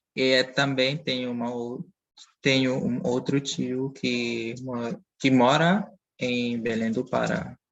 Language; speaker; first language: Portuguese; non-native, fluent; Dutch